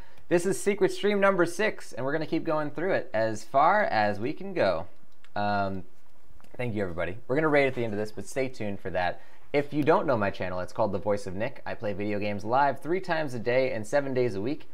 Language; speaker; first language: English; native; English